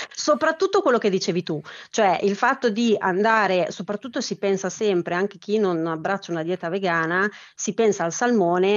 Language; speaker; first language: Italian; native; Italian